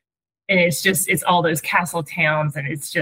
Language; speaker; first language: English; native; English